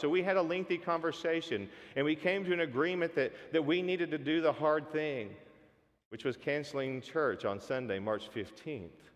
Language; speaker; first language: English; native; English